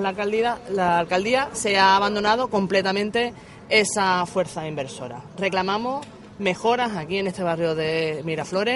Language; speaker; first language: Spanish; native; Spanish